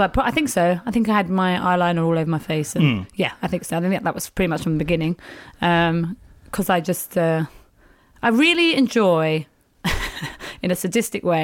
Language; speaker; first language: English; native; English